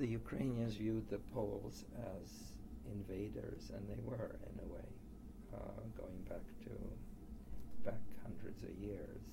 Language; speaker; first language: English; early bilingual, other home language; Polish